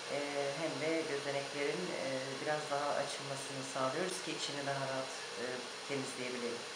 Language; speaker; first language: Turkish; native; Turkish